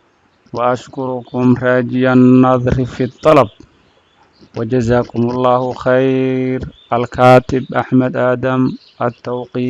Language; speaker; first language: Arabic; non-native, fluent; Somali